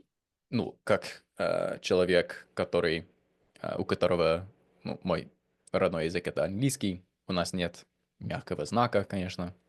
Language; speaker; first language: Russian; non-native, fluent; English